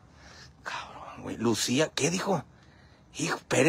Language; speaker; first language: Spanish; native; Spanish